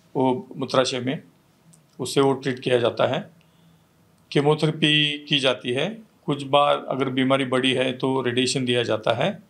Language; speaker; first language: Hindi; non-native, local second language; Marathi